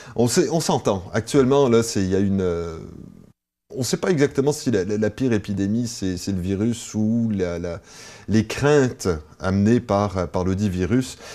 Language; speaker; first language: French; native; French